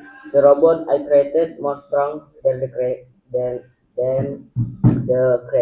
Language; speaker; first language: English; non-native, learner; Indonesian